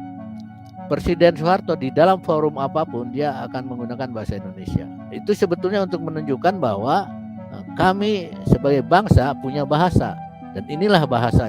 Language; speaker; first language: Indonesian; native; Indonesian